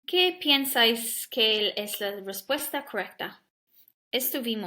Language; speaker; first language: Spanish; non-native, learner; English